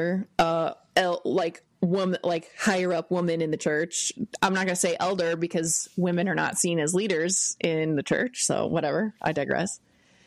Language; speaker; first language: English; native; English